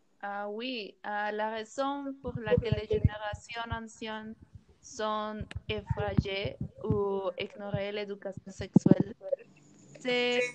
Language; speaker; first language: French; non-native, learner; Spanish